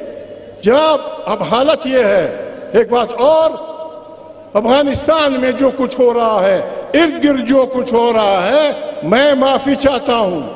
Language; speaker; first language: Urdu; non-native, local second language; Pashto